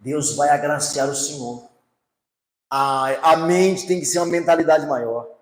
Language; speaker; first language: Portuguese; native; Portuguese